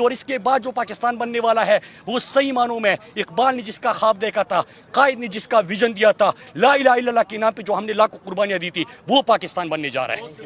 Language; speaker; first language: Urdu; native; Urdu